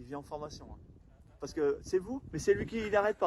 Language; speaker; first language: French; native; French